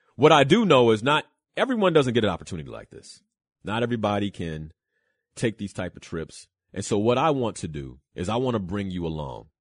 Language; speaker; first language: English; early bilingual, other home language; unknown